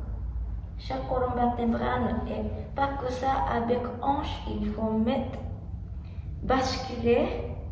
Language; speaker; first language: French; non-native, learner; Japanese